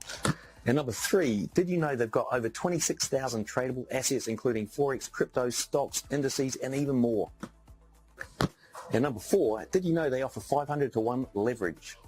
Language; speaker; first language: English; native; English